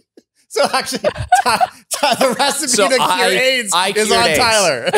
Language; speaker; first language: English; native; English